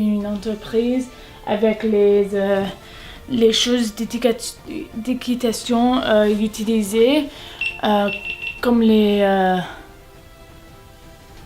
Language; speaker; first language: French; non-native, learner; English